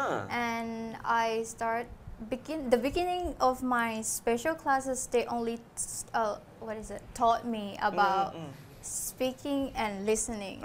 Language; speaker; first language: English; non-native, fluent; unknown